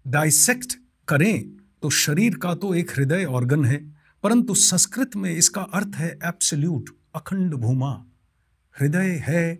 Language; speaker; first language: Hindi; non-native, local second language; Bangla